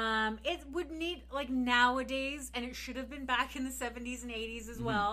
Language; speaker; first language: English; native; English